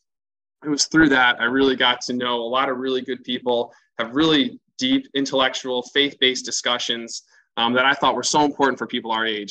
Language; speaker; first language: English; native; English